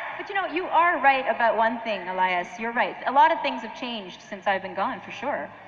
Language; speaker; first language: English; native; English